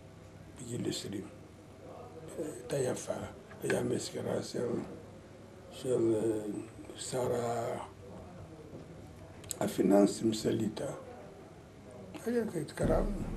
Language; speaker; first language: Hebrew; non-native, learner; Lithuanian